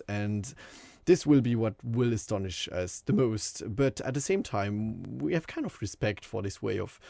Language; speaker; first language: English; non-native, fluent; French